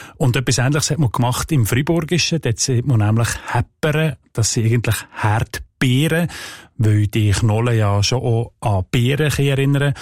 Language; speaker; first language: German; native; German